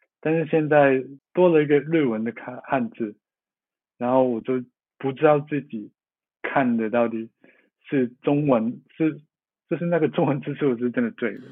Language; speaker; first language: Chinese; non-native, local second language; Cantonese